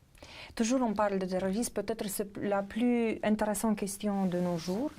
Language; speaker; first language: French; non-native, fluent; Romanian